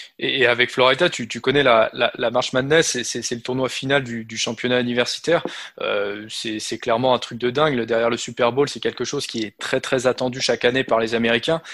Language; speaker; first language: French; native; French